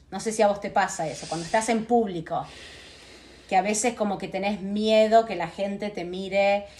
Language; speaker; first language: Spanish; native; Spanish